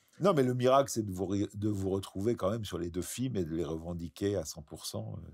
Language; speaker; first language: French; native; French